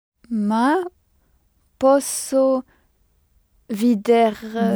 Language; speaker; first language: Italian; non-native, learner; French